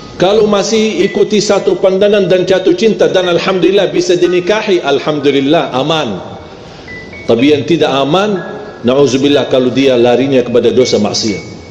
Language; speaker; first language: Malay; non-native, fluent; Arabic